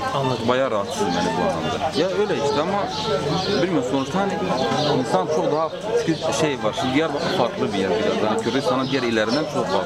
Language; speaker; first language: Turkish; non-native, local second language; Kurdish